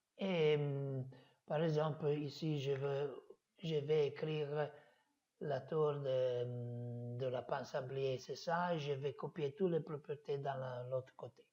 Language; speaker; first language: French; non-native, fluent; Italian